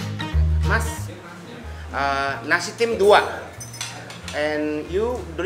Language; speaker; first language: English; non-native, learner; Indonesian